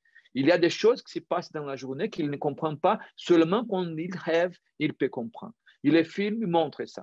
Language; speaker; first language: French; non-native, fluent; Portuguese